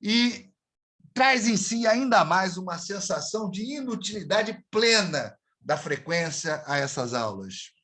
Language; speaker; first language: Portuguese; native; Portuguese